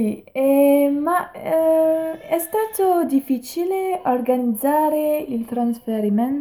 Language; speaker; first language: Italian; non-native, learner; French